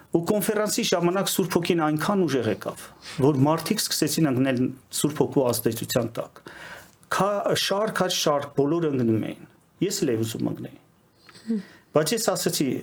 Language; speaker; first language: Armenian; native; Armenian